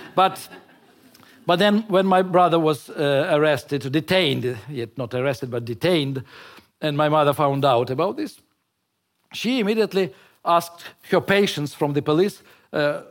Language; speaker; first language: English; non-native, fluent; Russian